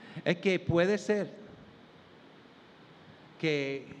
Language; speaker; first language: Spanish; non-native, fluent; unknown